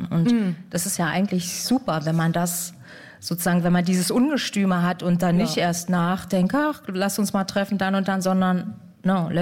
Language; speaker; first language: German; native; German